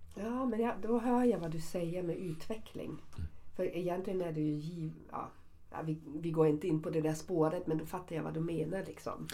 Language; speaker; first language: Swedish; early bilingual, other home language; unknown